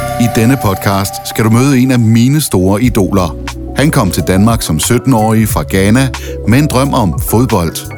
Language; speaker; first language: Danish; native; Danish